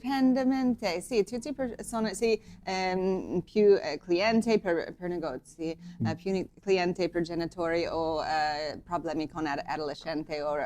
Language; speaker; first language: Italian; non-native, learner; English